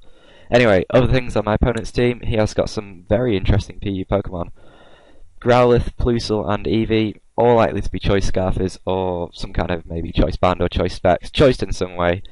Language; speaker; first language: English; native; English